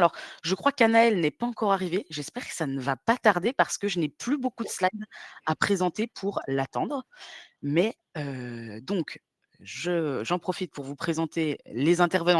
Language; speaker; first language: French; native; French